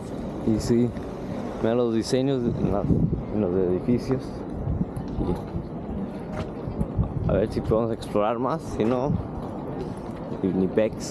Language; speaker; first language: Spanish; early bilingual, heritage; Spanish